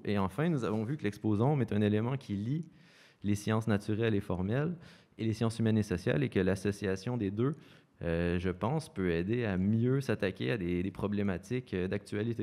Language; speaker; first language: French; native; French